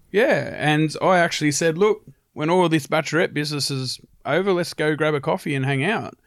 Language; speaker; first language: English; native; English